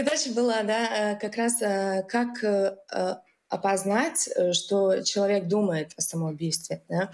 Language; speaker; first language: Russian; non-native, local second language; Latvian